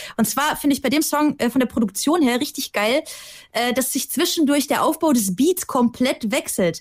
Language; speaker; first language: German; early bilingual, other home language; Russian